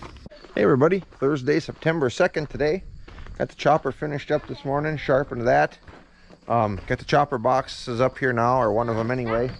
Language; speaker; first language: English; native; English